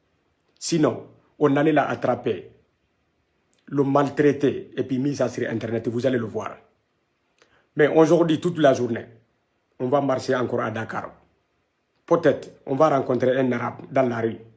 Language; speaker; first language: French; non-native, local second language; Wolof